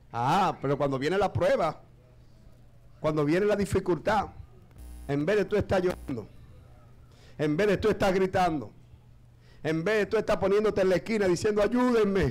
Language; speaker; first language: Spanish; native; Spanish